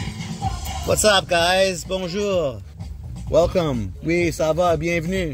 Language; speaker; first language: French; non-native, local second language; English